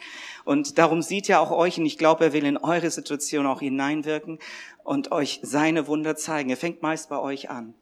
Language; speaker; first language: German; native; German